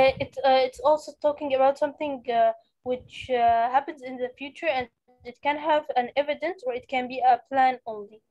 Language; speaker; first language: English; non-native, fluent; Arabic